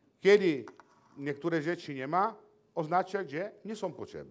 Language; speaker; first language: Polish; non-native, learner; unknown